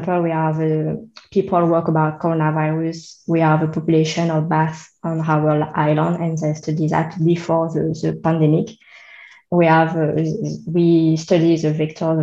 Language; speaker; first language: English; non-native, learner; French